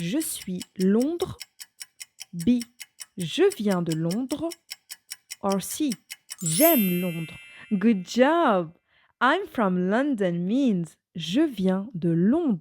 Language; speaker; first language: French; non-native, fluent; English